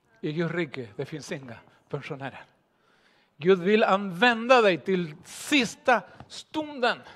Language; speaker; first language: Swedish; non-native, fluent; Spanish